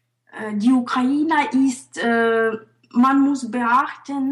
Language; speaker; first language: German; non-native, fluent; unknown